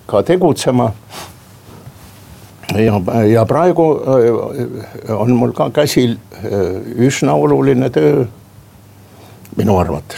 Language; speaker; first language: Estonian; native; Estonian